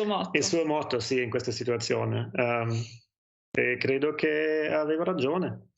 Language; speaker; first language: Italian; non-native, fluent; German